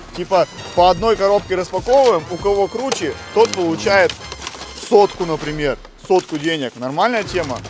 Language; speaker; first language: Russian; native; Russian